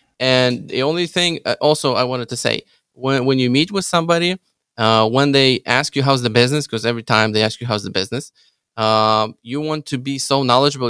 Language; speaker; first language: English; non-native, fluent; Ukrainian